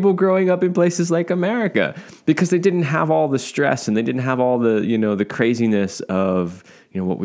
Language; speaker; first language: English; native; English